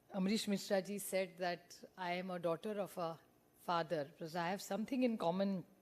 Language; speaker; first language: English; non-native, local second language; Marathi